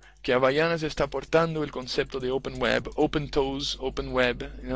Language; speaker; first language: Spanish; non-native, fluent; Portuguese